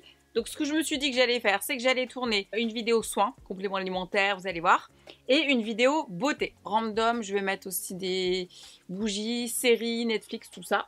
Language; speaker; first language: French; native; French